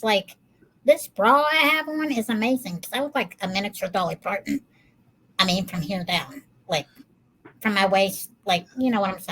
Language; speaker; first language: English; native; English